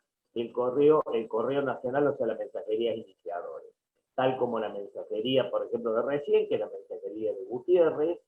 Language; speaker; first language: Spanish; native; Spanish